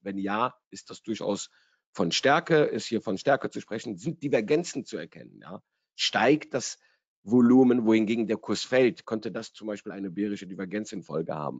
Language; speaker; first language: German; native; German